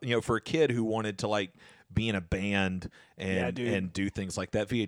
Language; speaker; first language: English; native; English